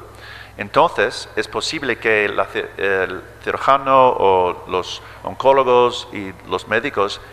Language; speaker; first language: Spanish; early bilingual, heritage; English